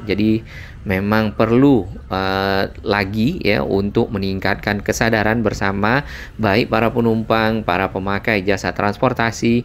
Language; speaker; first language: Indonesian; native; Indonesian